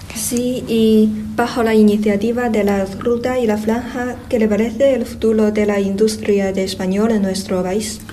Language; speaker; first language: Spanish; non-native, fluent; Chinese